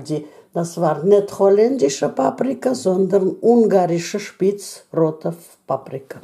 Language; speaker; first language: German; non-native, learner; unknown